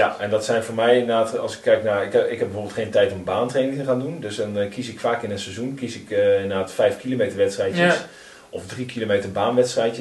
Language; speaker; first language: Dutch; native; Dutch